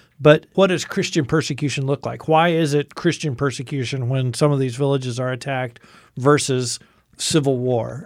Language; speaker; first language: English; native; English